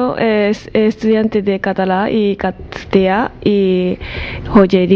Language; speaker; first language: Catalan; non-native, learner; Japanese